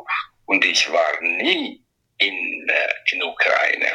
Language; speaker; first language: German; non-native, local second language; Italian